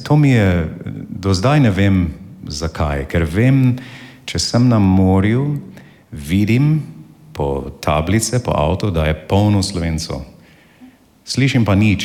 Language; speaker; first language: Slovenian; non-native, learner; English